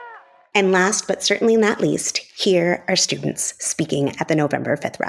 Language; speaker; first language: English; native; English